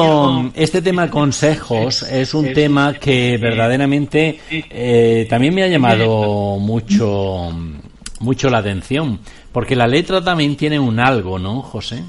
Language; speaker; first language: Spanish; native; Spanish